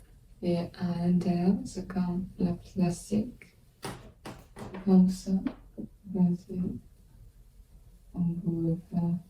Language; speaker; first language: French; non-native, learner; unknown